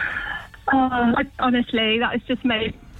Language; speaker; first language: English; native; English